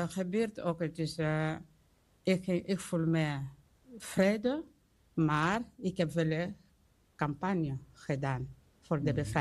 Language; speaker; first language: Dutch; non-native, learner; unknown